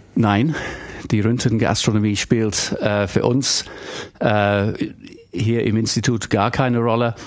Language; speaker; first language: German; non-native, fluent; English